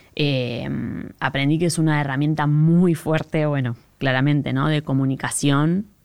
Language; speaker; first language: Spanish; native; Spanish